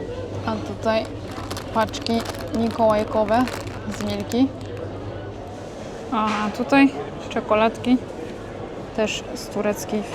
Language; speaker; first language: Polish; native; Polish